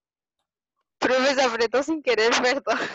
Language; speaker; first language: Spanish; native; Spanish